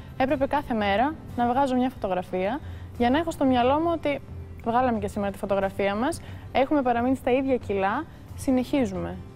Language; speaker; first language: Greek; early bilingual, heritage; Greek